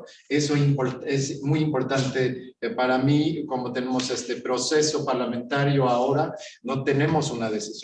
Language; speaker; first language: Spanish; non-native, fluent; Swedish